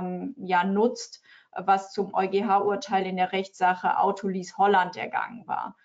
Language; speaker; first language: German; native; German